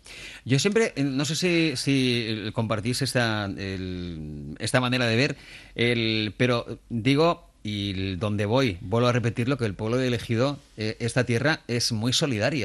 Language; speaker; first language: Spanish; native; Spanish